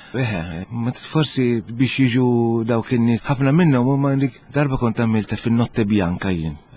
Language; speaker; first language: Maltese; early bilingual, heritage; Italian